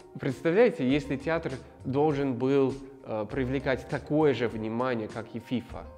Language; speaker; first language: Russian; non-native, fluent; English